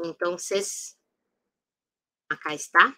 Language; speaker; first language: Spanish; non-native, fluent; Portuguese